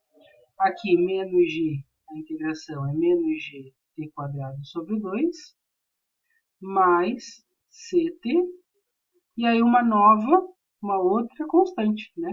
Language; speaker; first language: Portuguese; native; Portuguese